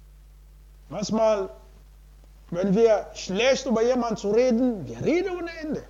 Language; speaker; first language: German; non-native, learner; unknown